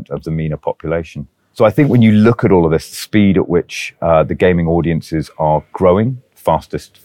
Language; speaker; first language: English; native; English